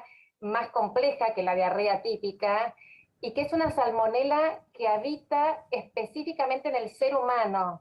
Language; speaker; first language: Spanish; native; Spanish